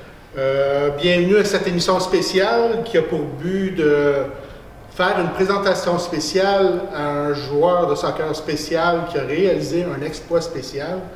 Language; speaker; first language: French; native; French